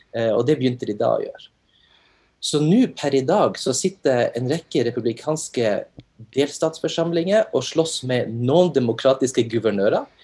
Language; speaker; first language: Norwegian; native; Norwegian